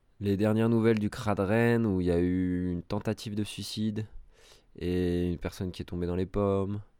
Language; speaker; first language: French; native; French